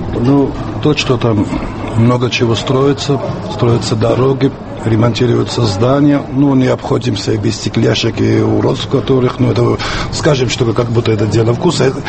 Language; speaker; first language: Russian; non-native, local second language; Georgian